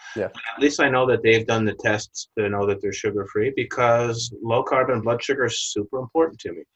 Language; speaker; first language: English; native; English